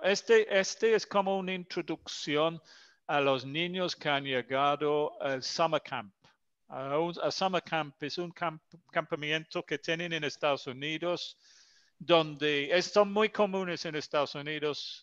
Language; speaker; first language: Spanish; non-native, fluent; English